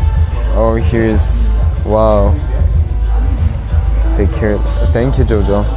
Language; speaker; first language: English; non-native, learner; Russian